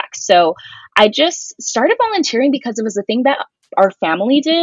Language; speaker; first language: English; native; English